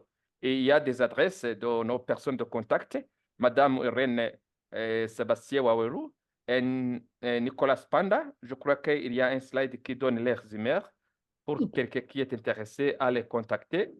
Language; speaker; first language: French; non-native, local second language; Kinyarwanda